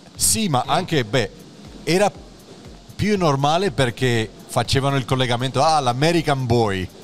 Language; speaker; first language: Italian; non-native, fluent; Spanish